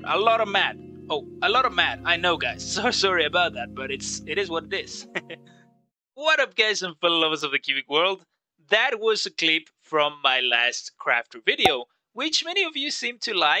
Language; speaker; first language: English; non-native, fluent; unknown